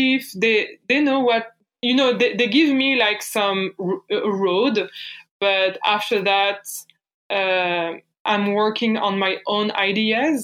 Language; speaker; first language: English; non-native, fluent; French